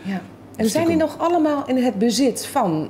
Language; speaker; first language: Dutch; native; Dutch